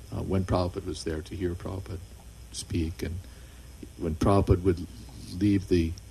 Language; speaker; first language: English; native; English